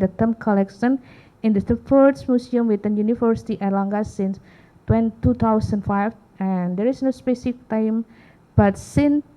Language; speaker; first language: English; non-native, learner; Indonesian